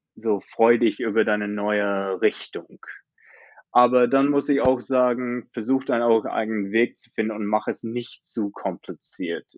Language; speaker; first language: German; non-native, fluent; English